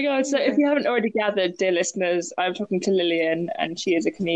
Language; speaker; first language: English; native; English